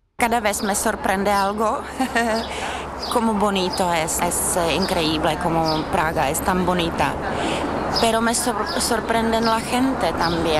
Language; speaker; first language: Spanish; non-native, fluent; Czech